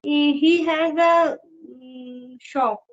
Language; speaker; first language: English; non-native, fluent; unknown